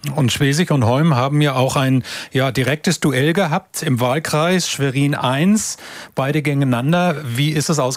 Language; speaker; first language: German; native; German